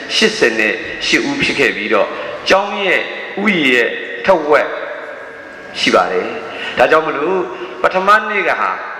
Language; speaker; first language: Burmese; native; Burmese